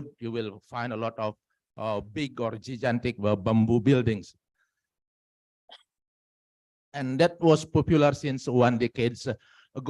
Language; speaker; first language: English; non-native, fluent; Indonesian